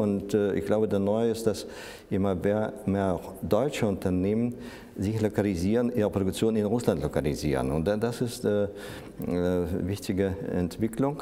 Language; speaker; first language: German; non-native, fluent; Russian